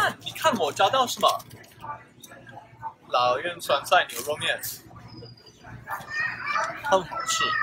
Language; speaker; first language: Chinese; non-native, fluent; English